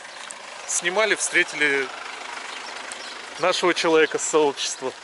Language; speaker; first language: Russian; native; Russian